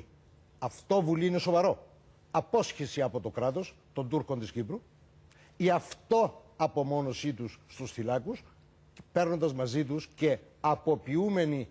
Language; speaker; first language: Greek; native; Greek